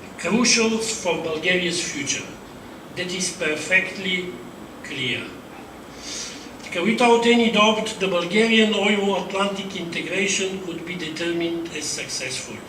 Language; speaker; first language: English; non-native, fluent; Bulgarian